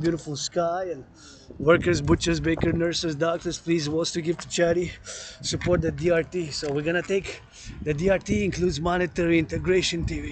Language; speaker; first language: English; non-native, local second language; French